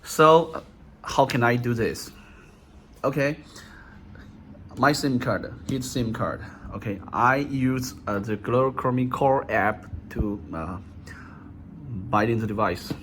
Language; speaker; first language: English; non-native, learner; Chinese